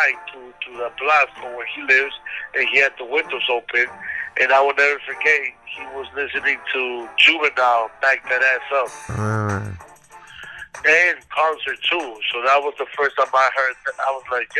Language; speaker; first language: English; early bilingual, other home language; Spanish